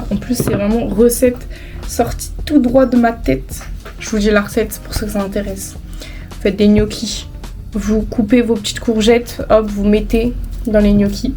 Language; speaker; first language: French; native; French